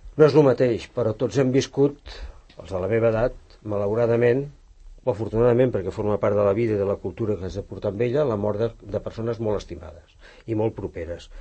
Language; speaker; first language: Catalan; native; Catalan